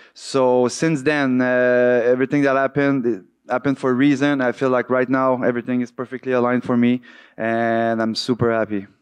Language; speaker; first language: English; native; English